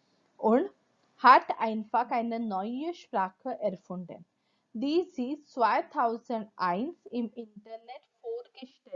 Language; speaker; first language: German; non-native, fluent; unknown